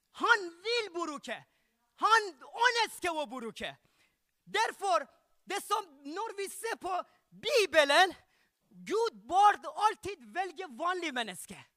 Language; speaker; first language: Norwegian; non-native, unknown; Persian